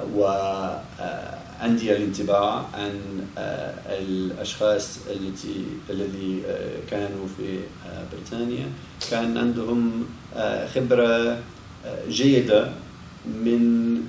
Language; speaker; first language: Arabic; non-native, learner; English